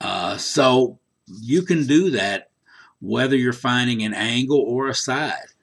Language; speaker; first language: English; native; English